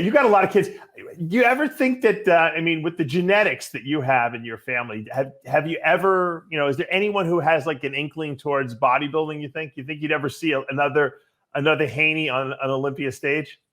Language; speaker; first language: English; native; English